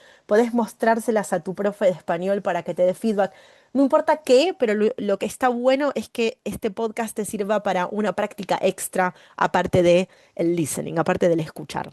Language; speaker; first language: Spanish; native; Spanish